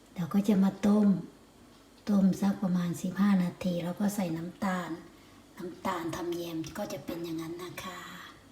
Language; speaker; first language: Thai; non-native, local second language; Northeastern Thai